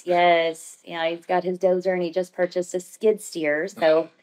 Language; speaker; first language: English; native; English